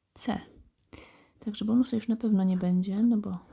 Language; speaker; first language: Polish; native; Polish